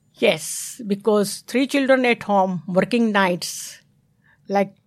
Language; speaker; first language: English; non-native, local second language; Gujarati